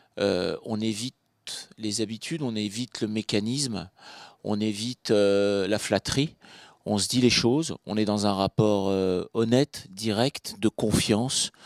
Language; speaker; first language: French; native; French